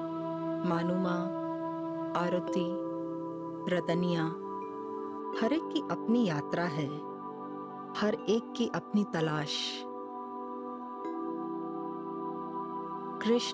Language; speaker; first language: Hindi; native; Hindi